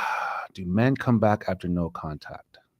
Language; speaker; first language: English; native; English